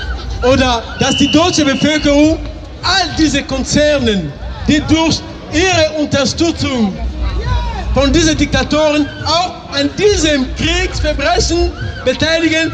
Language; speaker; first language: German; non-native, fluent; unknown